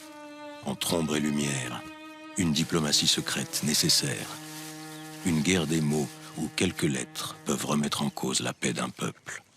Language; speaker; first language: French; native; French